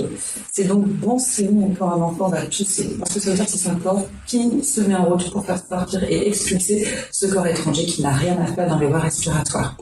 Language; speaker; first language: French; native; French